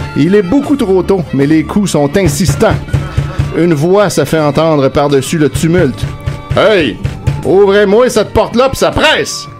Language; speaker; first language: French; native; French